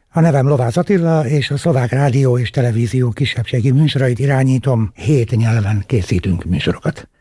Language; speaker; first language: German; non-native, fluent; Hungarian